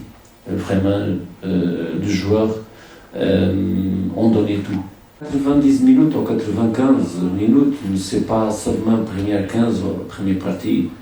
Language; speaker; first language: French; non-native, fluent; Portuguese